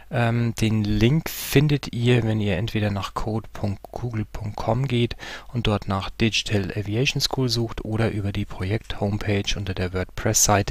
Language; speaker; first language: German; native; German